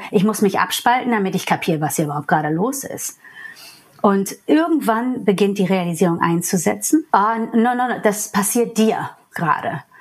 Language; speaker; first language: German; non-native, fluent; English